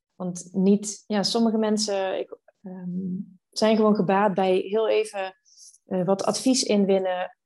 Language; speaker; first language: Dutch; native; Dutch